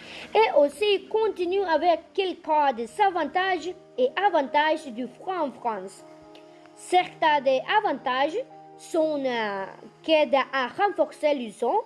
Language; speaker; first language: French; non-native, learner; Spanish